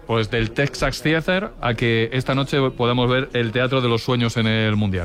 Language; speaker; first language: Spanish; native; Spanish